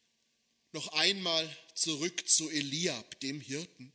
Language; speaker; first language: German; native; German